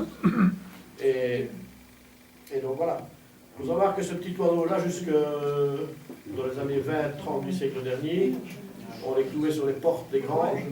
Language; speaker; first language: French; native; French